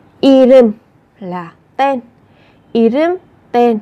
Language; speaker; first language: Korean; non-native, fluent; Vietnamese